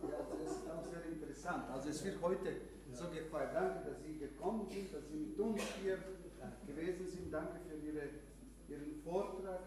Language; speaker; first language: German; non-native, fluent; Croatian